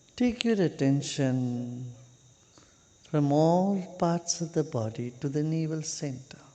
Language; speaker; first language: English; non-native, local second language; Kannada